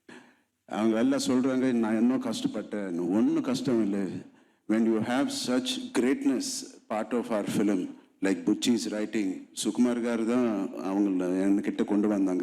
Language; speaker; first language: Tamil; non-native, local second language; Telugu